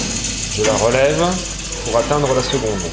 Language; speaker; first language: French; native; French